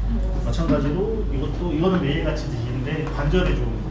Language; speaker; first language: Korean; native; Korean